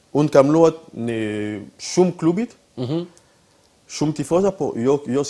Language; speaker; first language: Albanian; non-native, learner; French